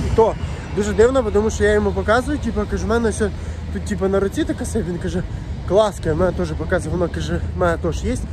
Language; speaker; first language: Ukrainian; non-native, local second language; Russian